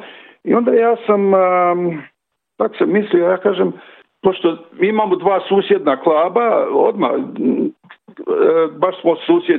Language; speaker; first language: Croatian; early bilingual, other home language; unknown